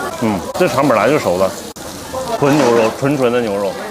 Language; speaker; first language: Chinese; native; Chinese